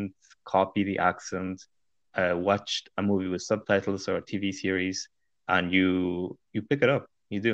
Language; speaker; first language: English; non-native, fluent; Spanish